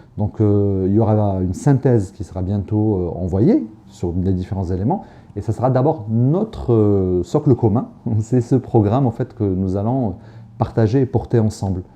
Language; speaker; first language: French; non-native, local second language; Arabic